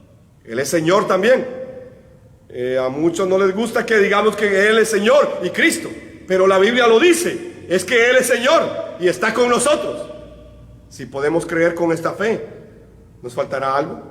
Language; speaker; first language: Spanish; native; Spanish